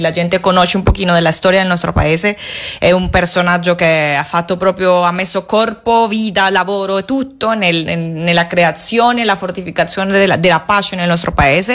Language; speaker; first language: Italian; non-native, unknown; Spanish